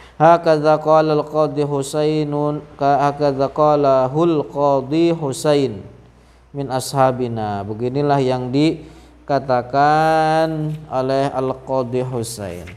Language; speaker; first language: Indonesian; native; Indonesian